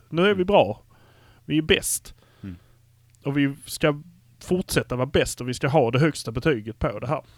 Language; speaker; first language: Swedish; native; Swedish